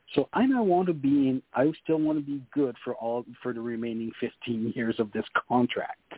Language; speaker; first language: English; non-native, fluent; French